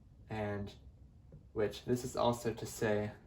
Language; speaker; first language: English; native; English